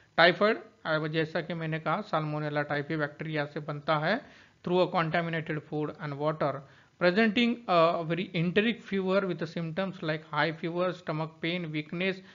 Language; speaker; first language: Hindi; non-native, local second language; Marathi